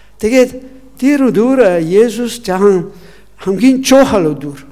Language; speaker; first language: Mongolian; non-native, learner; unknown